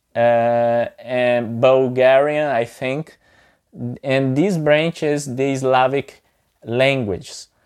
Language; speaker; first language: English; non-native, fluent; Portuguese